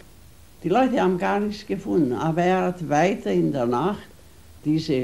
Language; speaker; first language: German; non-native, fluent; Hungarian